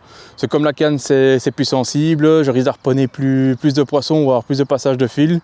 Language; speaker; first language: French; native; French